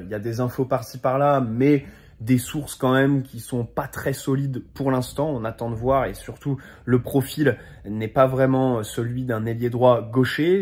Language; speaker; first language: French; native; French